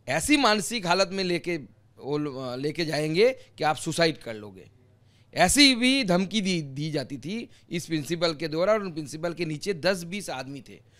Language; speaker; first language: Hindi; non-native, local second language; Bangla